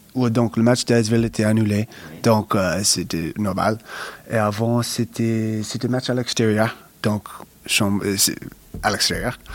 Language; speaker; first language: French; non-native, fluent; English